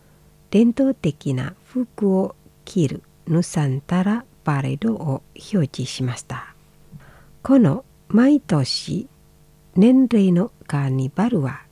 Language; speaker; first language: Japanese; non-native, learner; Indonesian